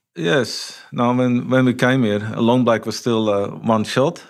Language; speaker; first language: English; non-native, fluent; Dutch